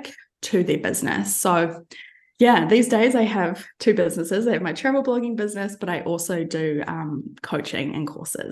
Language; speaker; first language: English; native; English